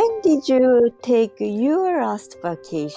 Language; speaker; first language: English; non-native, learner; Japanese